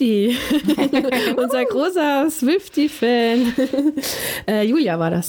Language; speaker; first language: German; native; German